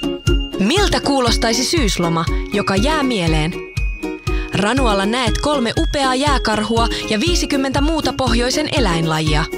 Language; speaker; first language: Finnish; native; Finnish